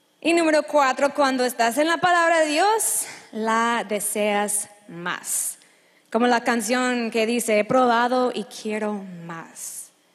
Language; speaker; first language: Spanish; non-native, fluent; English